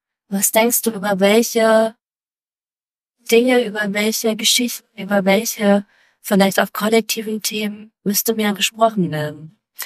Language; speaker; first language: German; native; German